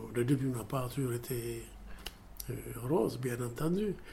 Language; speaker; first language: French; non-native, fluent; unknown